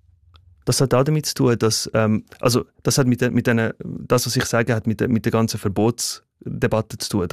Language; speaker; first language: German; early bilingual, other home language; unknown